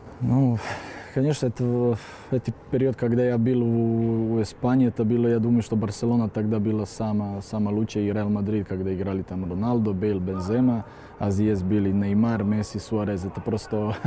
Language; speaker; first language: Russian; non-native, learner; Serbian